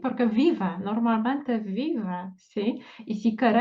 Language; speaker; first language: Spanish; non-native, fluent; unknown